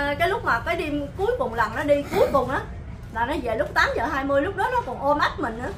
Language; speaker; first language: Vietnamese; native; Vietnamese